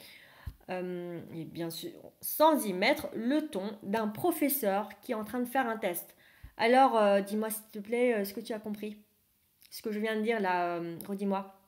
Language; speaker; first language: French; early bilingual, other home language; Vietnamese